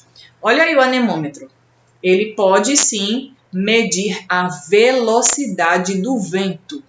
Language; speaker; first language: Portuguese; native; Portuguese